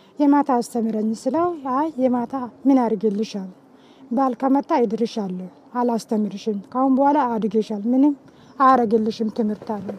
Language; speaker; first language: Amharic; non-native, local second language; Oromo